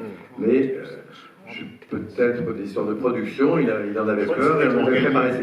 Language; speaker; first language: French; native; French